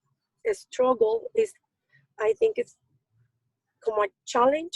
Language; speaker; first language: English; non-native, learner; Spanish